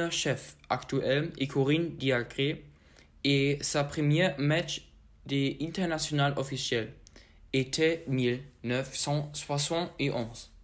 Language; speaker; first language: French; non-native, learner; German